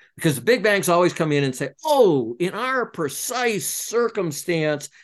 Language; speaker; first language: English; native; English